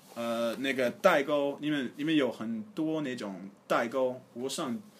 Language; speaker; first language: Chinese; non-native, fluent; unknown